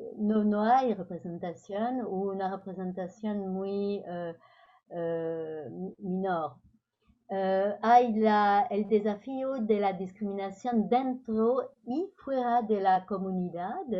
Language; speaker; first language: Spanish; non-native, learner; French